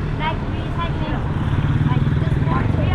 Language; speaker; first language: English; non-native, fluent; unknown